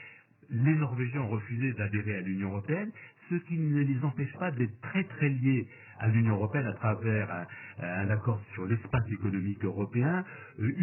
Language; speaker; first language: French; native; French